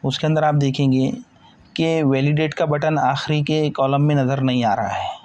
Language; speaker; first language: Hindi; non-native, local second language; Marathi